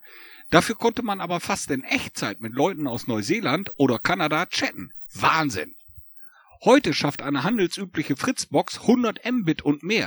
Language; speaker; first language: German; native; German